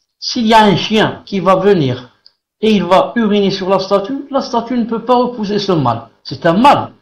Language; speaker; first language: French; non-native, local second language; Arabic